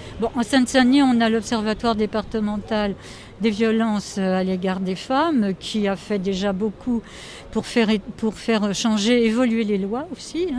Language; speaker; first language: French; native; French